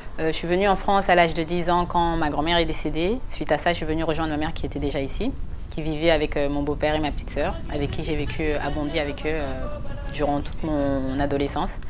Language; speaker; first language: French; early bilingual, other home language; Wolof